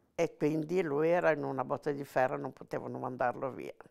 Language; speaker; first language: Italian; native; Italian